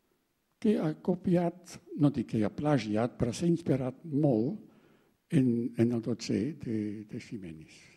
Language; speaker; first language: Catalan; non-native, fluent; German